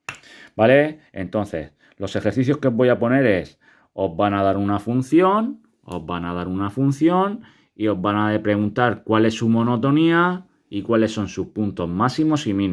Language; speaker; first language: Spanish; native; Spanish